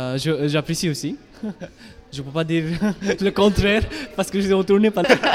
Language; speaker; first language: French; non-native, fluent; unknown